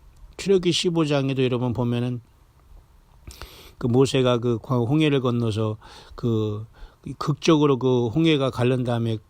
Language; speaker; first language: Korean; native; Korean